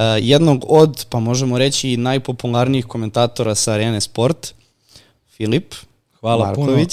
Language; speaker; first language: Serbian; native; Serbian